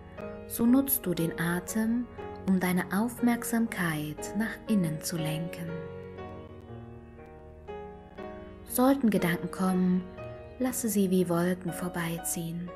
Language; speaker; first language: German; native; German